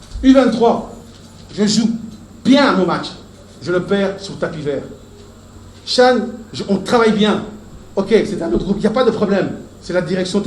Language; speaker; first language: French; native; French